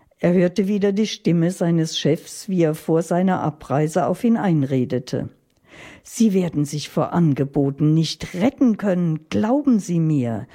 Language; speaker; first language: German; native; German